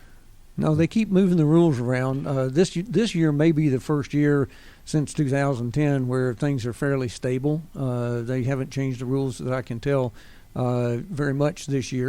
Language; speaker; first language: English; native; English